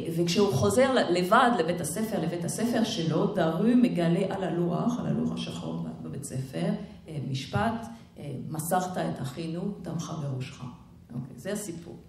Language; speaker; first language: Hebrew; non-native, fluent; French